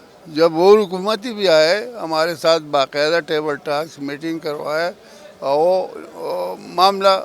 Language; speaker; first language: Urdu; non-native, local second language; Pashto